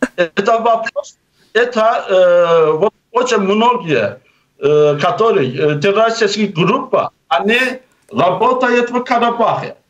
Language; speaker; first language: Russian; non-native, local second language; Azerbaijani